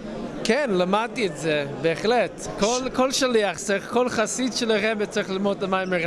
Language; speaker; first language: Hebrew; non-native, fluent; English